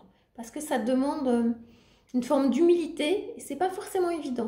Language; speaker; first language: French; native; French